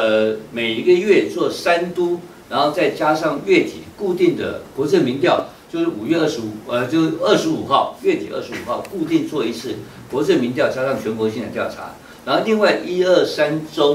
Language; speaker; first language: Chinese; native; Chinese